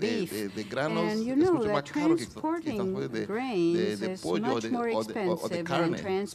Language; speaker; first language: Spanish; non-native, fluent; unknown